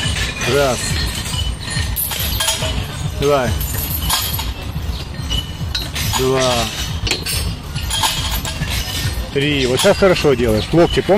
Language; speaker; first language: Russian; native; Russian